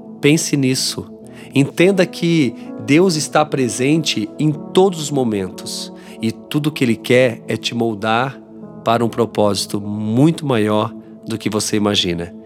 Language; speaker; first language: Portuguese; native; Portuguese